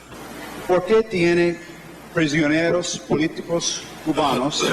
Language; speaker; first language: Spanish; non-native, learner; English